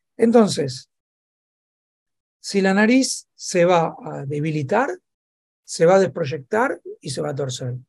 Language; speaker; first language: Spanish; native; Spanish